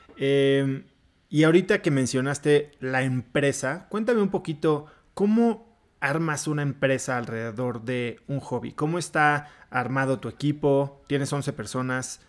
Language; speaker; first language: Spanish; native; Spanish